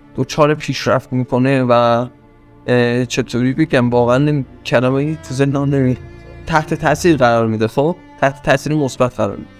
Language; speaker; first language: Persian; non-native, local second language; Azerbaijani